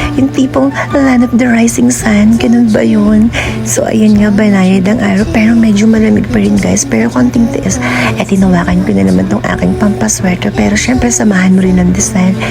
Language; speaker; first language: Filipino; native; Filipino